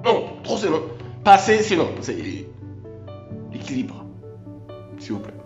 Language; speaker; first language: French; native; French